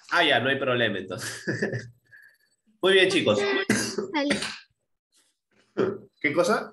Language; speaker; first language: Spanish; native; Spanish